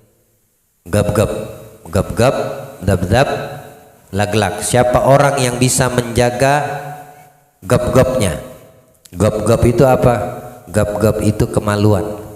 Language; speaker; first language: Indonesian; native; Indonesian